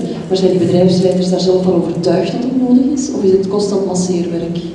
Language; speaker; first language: Dutch; native; Dutch